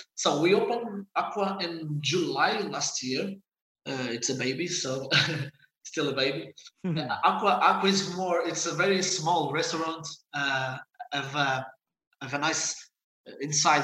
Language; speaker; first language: English; non-native, fluent; Portuguese